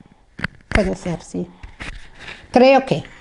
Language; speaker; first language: Spanish; non-native, fluent; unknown